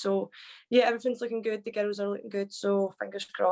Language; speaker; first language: English; native; English